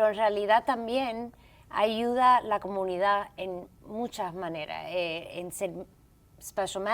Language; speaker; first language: Spanish; early bilingual, heritage; English